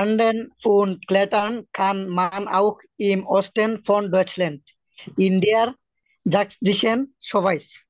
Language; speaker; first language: German; non-native, learner; Bangla